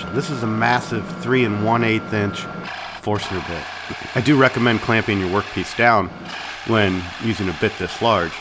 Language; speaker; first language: English; native; English